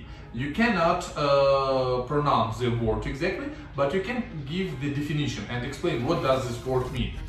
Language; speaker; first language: English; non-native, learner; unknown